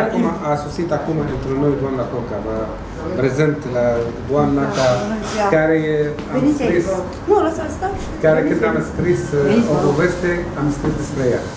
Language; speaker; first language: Romanian; non-native, learner; Arabic